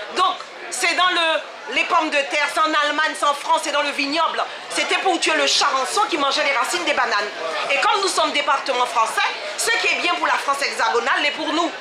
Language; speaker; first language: French; native; French